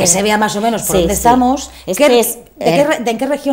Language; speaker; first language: Spanish; native; Spanish